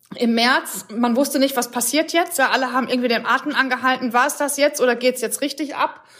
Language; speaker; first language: German; native; German